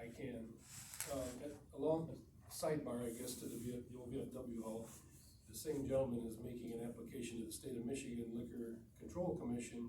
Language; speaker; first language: English; native; English